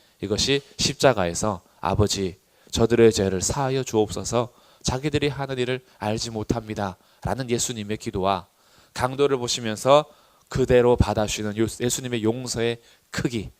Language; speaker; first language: Korean; native; Korean